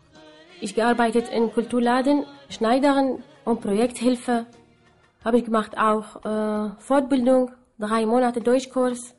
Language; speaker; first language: German; non-native, learner; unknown